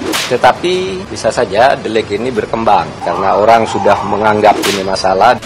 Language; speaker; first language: Indonesian; native; Indonesian